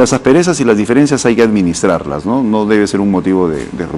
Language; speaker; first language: Spanish; native; Spanish